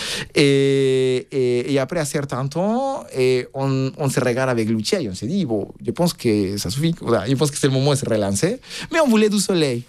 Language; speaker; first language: French; non-native, fluent; Spanish